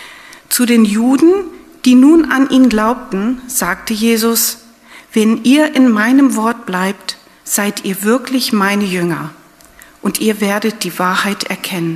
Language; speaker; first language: German; native; German